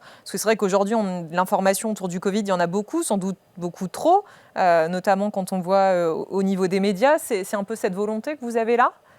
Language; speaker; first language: French; native; French